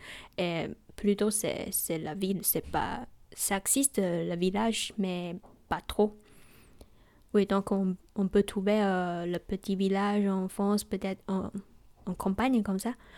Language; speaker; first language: French; non-native, learner; Chinese